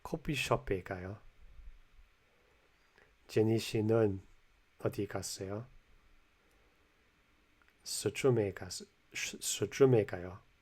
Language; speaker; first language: Korean; non-native, learner; English